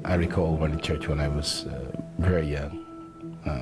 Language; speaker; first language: English; native; English